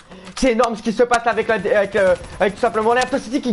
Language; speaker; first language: French; native; French